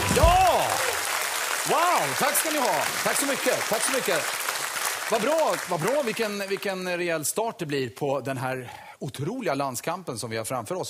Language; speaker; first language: Swedish; native; Swedish